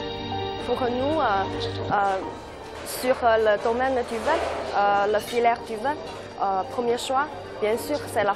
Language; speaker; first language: French; non-native, learner; Chinese